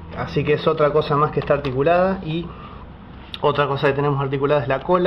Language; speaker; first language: Spanish; native; Spanish